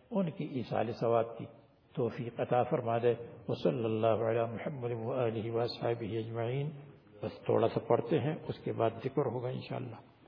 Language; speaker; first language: Urdu; native; Urdu